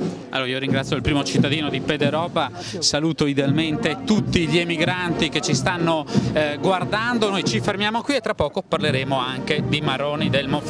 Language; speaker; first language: Italian; native; Italian